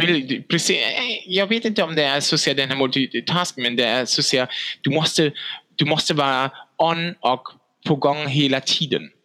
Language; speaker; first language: Swedish; non-native, fluent; German